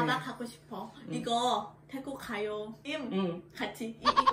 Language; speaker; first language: Korean; non-native, learner; Thai